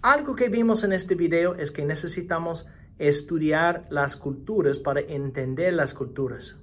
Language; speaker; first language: Spanish; non-native, fluent; English